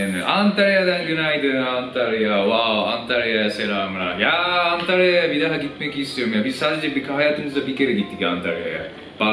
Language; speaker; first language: Turkish; non-native, fluent; Japanese